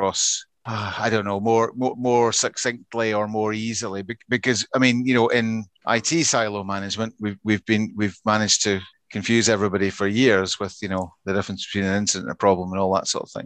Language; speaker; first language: English; native; English